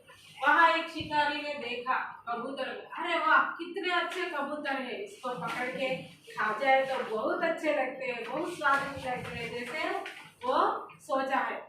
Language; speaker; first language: Hindi; non-native, local second language; Telugu